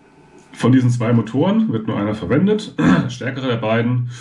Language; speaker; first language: German; native; German